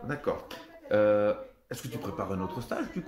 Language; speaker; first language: French; native; French